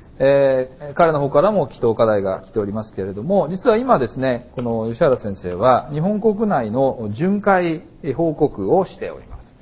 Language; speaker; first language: Japanese; native; Japanese